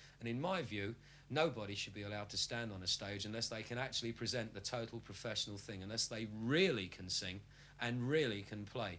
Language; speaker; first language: English; native; English